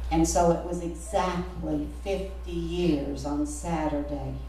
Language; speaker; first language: English; native; English